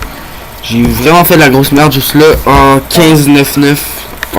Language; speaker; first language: French; native; French